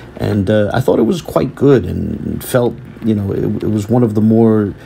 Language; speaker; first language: English; native; English